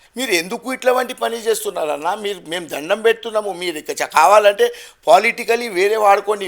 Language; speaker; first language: Telugu; non-native, local second language; Gujarati